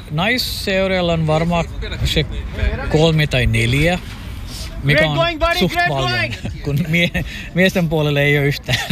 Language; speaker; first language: Finnish; non-native, fluent; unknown